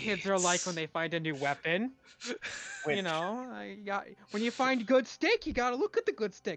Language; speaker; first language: English; native; English